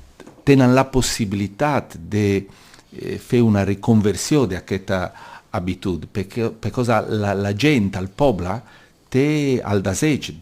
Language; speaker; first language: Catalan; non-native, local second language; Italian